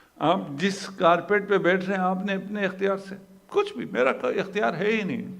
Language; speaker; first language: Urdu; non-native, local second language; Punjabi